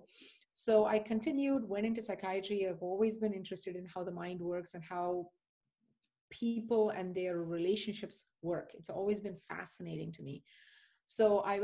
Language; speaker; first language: English; non-native, local second language; Tamil